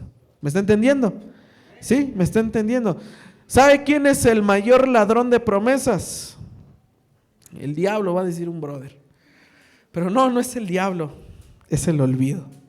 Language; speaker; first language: Spanish; native; Spanish